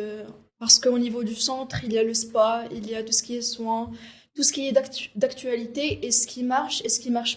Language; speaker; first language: French; non-native, local second language; Arabic